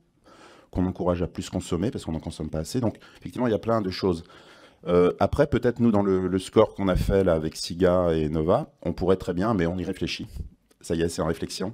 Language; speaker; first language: French; native; French